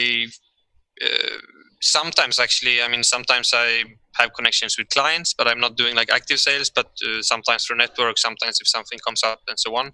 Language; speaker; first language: English; non-native, fluent; Swedish